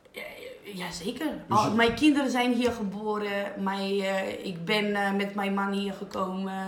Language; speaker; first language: Dutch; non-native, fluent; Greek